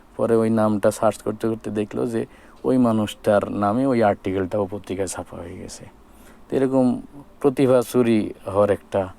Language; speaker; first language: Bangla; native; Bangla